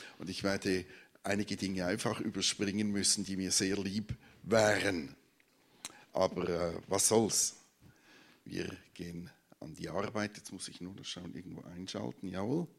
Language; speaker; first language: German; native; German